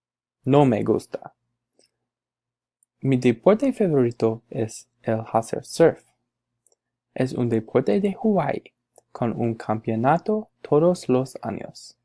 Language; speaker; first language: Spanish; non-native, learner; English